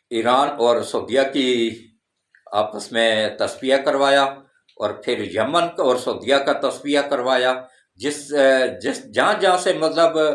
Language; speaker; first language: Urdu; non-native, local second language; Punjabi